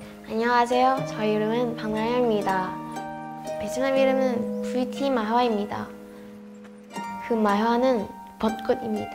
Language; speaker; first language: Korean; early bilingual, other home language; Vietnamese